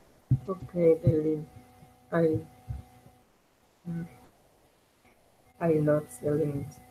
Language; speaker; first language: English; non-native, learner; Spanish